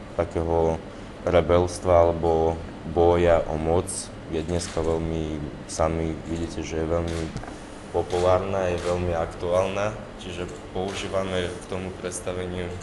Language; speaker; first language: Slovak; non-native, fluent; Ukrainian